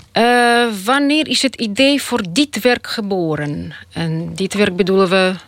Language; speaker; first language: Dutch; non-native, fluent; Russian